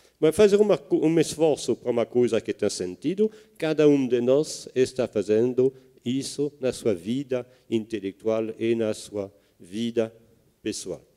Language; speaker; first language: Portuguese; non-native, fluent; French